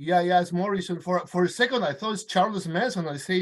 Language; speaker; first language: English; non-native, fluent; Spanish